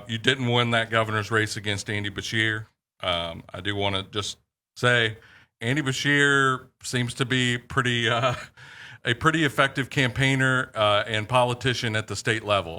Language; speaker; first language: English; native; English